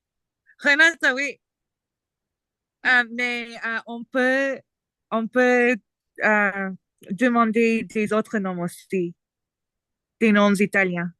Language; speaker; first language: French; non-native, learner; English